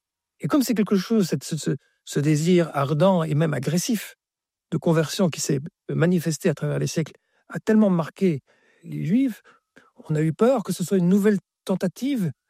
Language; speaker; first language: French; native; French